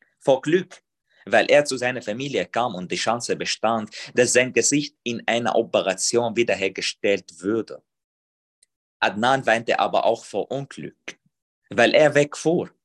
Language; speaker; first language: German; non-native, fluent; Arabic